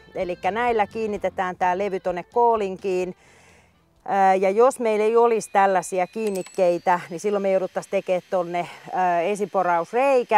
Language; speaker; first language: Finnish; native; Finnish